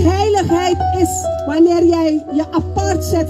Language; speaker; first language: Dutch; non-native, local second language; Papiamento